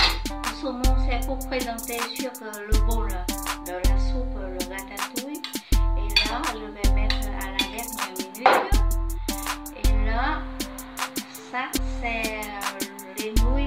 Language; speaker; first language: French; non-native, fluent; Vietnamese